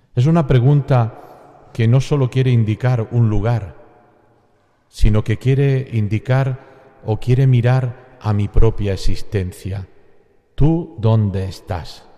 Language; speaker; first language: Spanish; native; Spanish